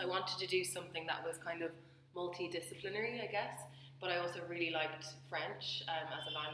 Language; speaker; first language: English; native; English